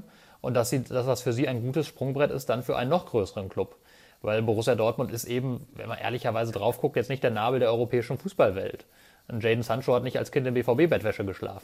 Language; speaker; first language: German; native; German